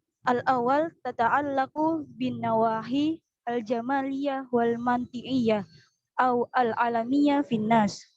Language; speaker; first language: Arabic; non-native, learner; Indonesian